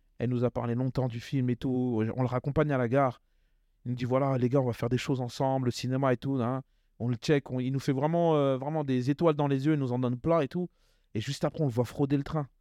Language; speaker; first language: French; native; French